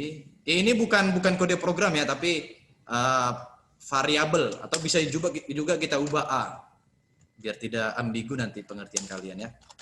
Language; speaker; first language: Indonesian; native; Indonesian